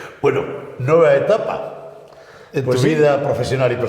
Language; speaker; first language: Spanish; native; Spanish